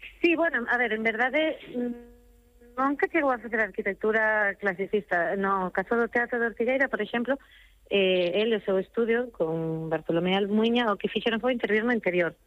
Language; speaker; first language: Galician; non-native, local second language; Spanish